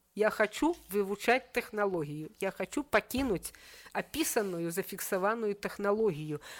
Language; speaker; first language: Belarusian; native; Belarusian